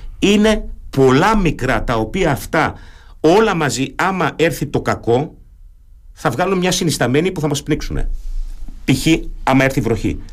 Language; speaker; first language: Greek; early bilingual, heritage; German